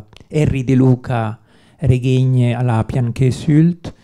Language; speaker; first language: Hungarian; non-native, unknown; Italian